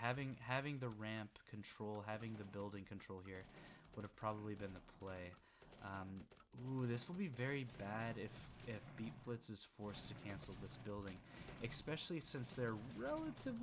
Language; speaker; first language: English; native; English